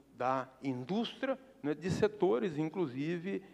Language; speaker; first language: Portuguese; native; Portuguese